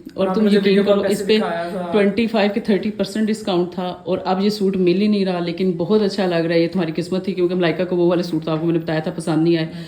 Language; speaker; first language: Urdu; native; Urdu